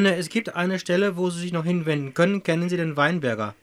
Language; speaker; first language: German; native; German